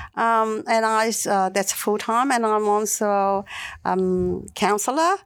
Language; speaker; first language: English; non-native, learner; Vietnamese